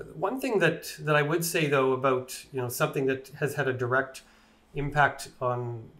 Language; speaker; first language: English; native; English